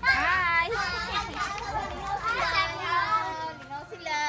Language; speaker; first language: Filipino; non-native, local second language; Cebuano